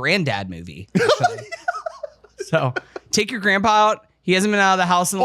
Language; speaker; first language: English; native; English